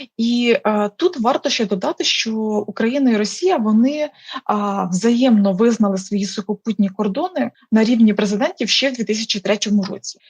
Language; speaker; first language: Ukrainian; native; Ukrainian